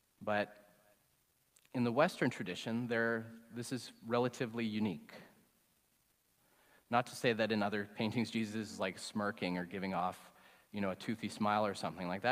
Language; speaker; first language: English; native; English